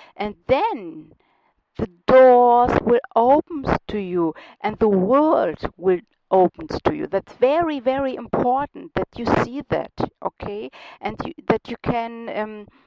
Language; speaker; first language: English; non-native, learner; German